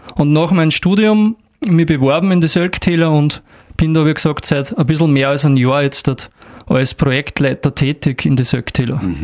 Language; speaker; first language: German; native; German